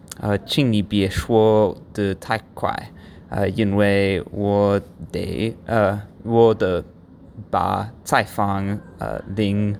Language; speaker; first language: Chinese; non-native, learner; English